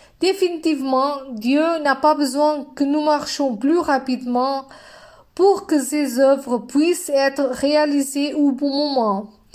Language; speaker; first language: French; non-native, fluent; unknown